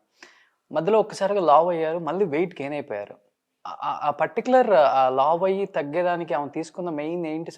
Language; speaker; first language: Telugu; native; Telugu